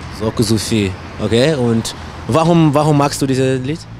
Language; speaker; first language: German; non-native, learner; English